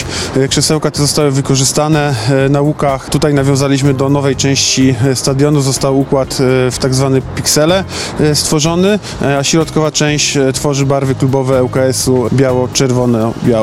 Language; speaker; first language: Polish; native; Polish